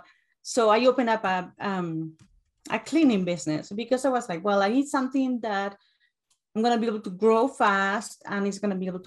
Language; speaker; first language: English; non-native, fluent; Spanish